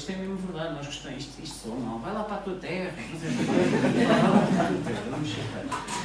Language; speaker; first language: Portuguese; native; Portuguese